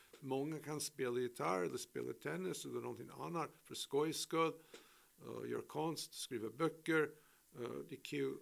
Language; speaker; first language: Swedish; non-native, fluent; English